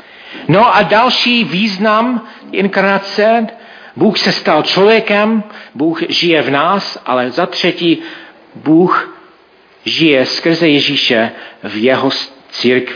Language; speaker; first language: Czech; non-native, fluent; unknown